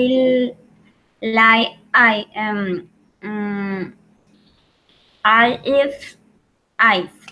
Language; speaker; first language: English; non-native, learner; Spanish